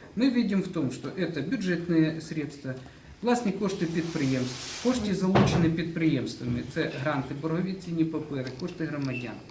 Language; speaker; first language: Ukrainian; non-native, local second language; Russian